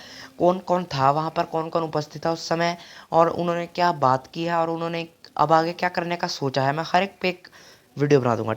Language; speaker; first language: Hindi; native; Hindi